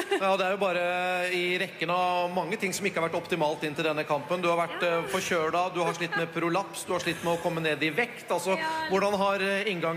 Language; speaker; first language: Norwegian; native; Norwegian